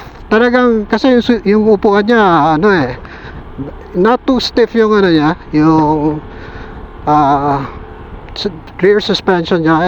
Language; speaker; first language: Filipino; native; Filipino